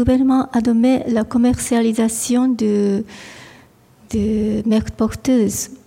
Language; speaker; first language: French; non-native, fluent; Japanese